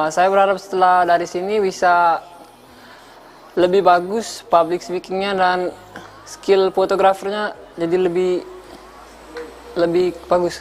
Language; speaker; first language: Indonesian; native; Indonesian